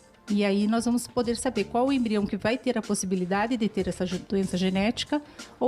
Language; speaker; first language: Portuguese; native; Portuguese